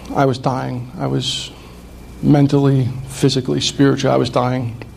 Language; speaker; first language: English; native; English